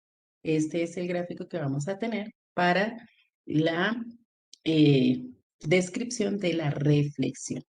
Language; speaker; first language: Spanish; native; Spanish